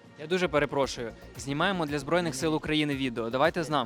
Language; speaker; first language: Ukrainian; native; Ukrainian